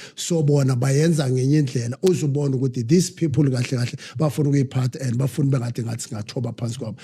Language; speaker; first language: Zulu; non-native, local second language; Southern Sotho